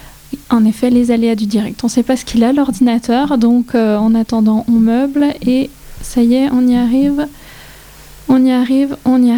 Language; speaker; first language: French; native; French